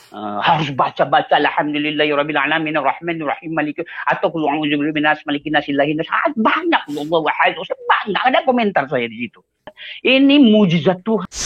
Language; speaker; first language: Indonesian; non-native, local second language; Achinese